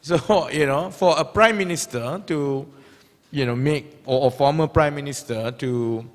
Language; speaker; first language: English; non-native, local second language; Malay